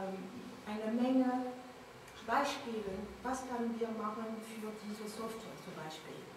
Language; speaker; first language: German; non-native, learner; French